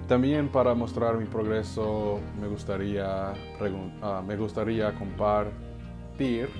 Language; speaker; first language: Spanish; non-native, learner; English